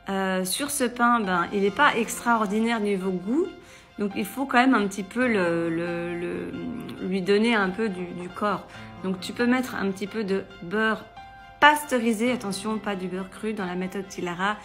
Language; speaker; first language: French; native; French